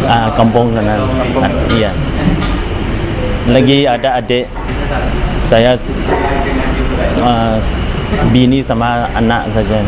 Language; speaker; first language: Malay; non-native, learner; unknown